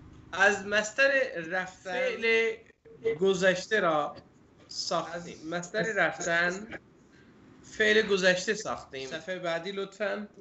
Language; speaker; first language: Persian; non-native, fluent; Urdu